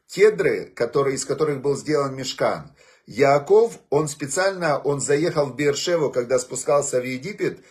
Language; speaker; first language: Russian; native; Russian